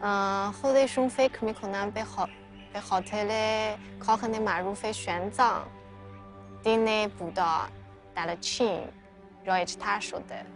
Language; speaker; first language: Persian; non-native, fluent; Chinese